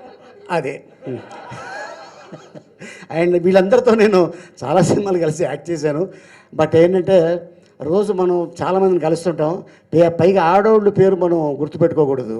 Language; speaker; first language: Telugu; native; Telugu